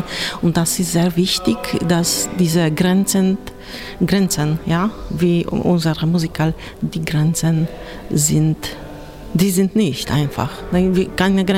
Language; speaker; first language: German; non-native, learner; Polish